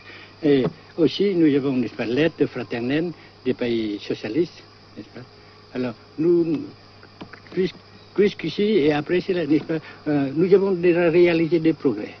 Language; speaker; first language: French; non-native, local second language; Vietnamese